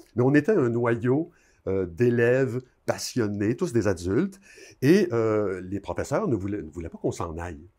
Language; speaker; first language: French; native; French